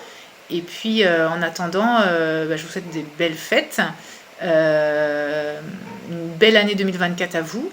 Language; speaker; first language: French; native; French